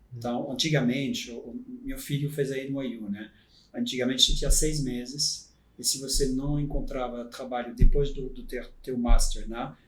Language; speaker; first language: Portuguese; non-native, fluent; French